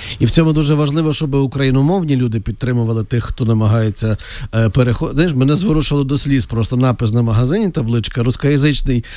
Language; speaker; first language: Ukrainian; native; Ukrainian